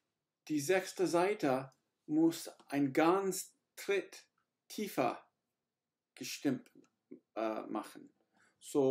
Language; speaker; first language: German; non-native, learner; English